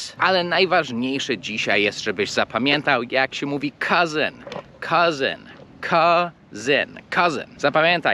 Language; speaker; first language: Polish; non-native, fluent; English